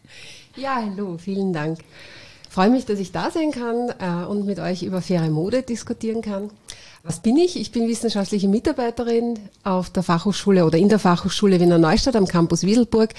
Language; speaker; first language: German; native; German